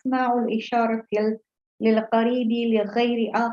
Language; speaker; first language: Arabic; non-native, learner; English